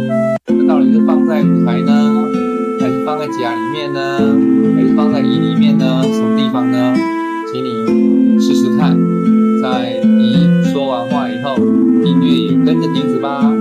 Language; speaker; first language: Chinese; native; Chinese